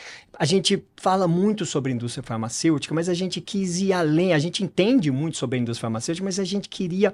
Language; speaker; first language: Portuguese; native; Portuguese